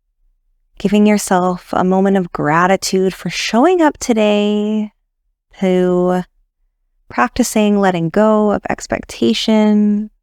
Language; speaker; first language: English; native; English